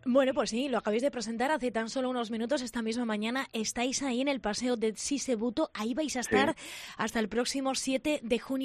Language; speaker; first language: Spanish; native; Spanish